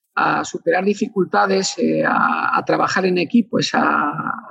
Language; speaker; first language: Spanish; native; Spanish